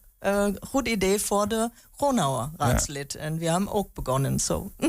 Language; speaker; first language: Dutch; non-native, learner; German